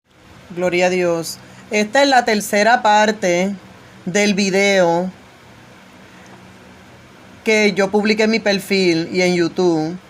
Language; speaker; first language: Spanish; native; Spanish